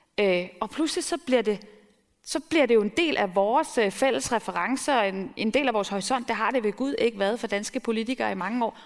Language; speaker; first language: Danish; native; Danish